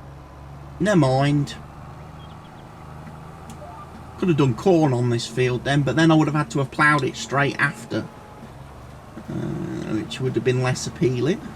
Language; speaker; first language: English; native; English